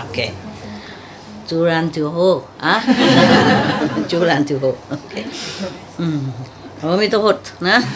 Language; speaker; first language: Chinese; non-native, fluent; Vietnamese